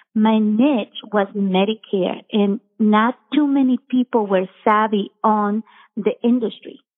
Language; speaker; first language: English; non-native, fluent; Spanish